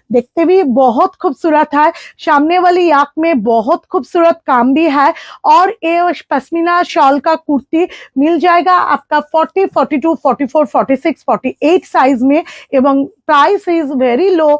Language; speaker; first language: Hindi; non-native, local second language; Bangla